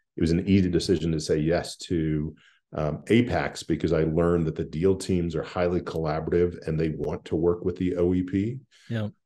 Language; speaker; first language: English; native; English